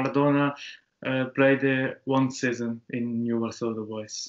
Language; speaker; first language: English; non-native, learner; Japanese